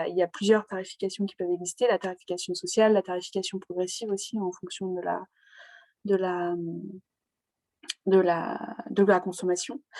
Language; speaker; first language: French; native; French